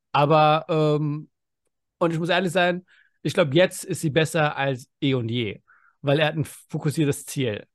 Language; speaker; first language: German; early bilingual, other home language; Persian